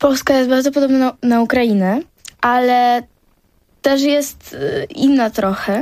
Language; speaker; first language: Polish; non-native, learner; Ukrainian